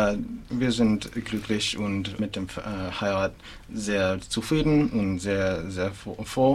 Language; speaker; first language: German; non-native, fluent; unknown